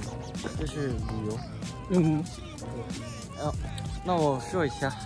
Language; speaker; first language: Chinese; non-native, learner; Korean